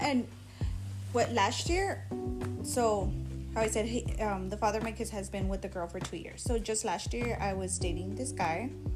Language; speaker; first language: English; early bilingual, other home language; Spanish